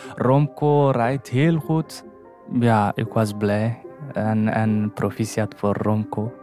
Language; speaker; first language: Dutch; non-native, learner; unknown